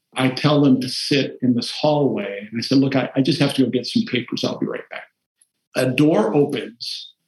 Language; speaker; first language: English; early bilingual, other home language; Portuguese